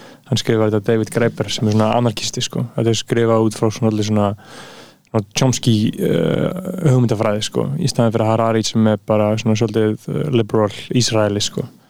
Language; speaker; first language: Icelandic; native; Icelandic